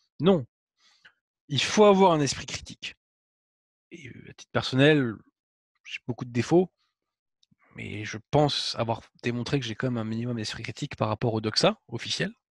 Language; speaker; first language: French; native; French